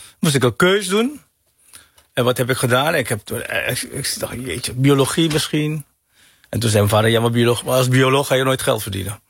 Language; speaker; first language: Dutch; early bilingual, other home language; Hakka Chinese